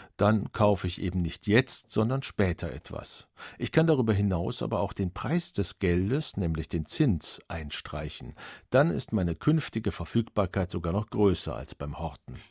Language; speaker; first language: German; native; German